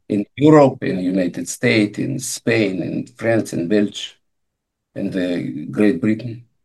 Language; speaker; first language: English; non-native, learner; Russian